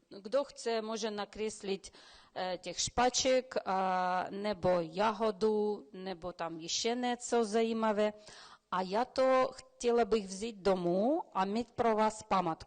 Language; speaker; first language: Czech; early bilingual, heritage; Ukrainian